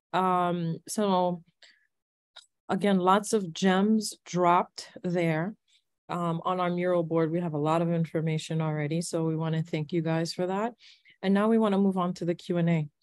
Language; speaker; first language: English; early bilingual, other home language; Haitian Creole